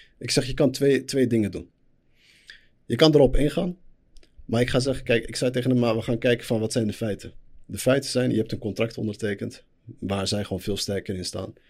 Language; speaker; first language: Dutch; early bilingual, other home language; Arabic